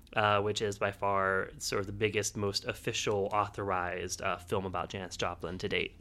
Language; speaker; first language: English; native; English